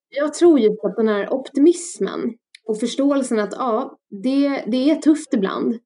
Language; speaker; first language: Swedish; early bilingual, other home language; Russian